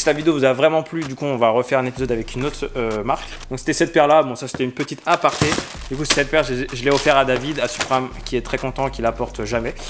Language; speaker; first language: French; native; French